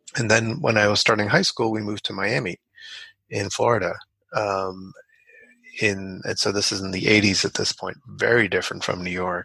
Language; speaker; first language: English; native; English